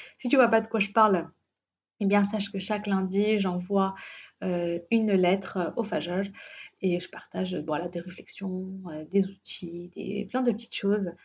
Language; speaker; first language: French; early bilingual, other home language; Arabic